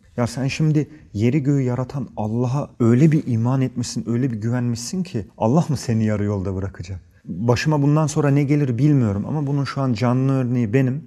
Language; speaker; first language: Turkish; early bilingual, heritage; Turkish